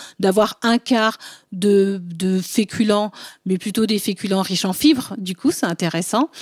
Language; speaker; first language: French; early bilingual, other home language; Bambara